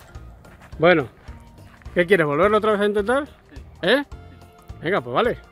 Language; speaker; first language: Spanish; native; Spanish